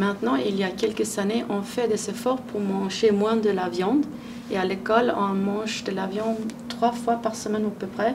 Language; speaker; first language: French; non-native, fluent; Swedish